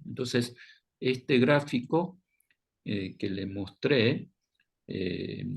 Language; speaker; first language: Spanish; non-native, fluent; Korean